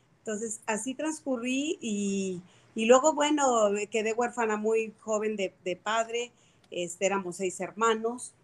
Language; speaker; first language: Spanish; native; Spanish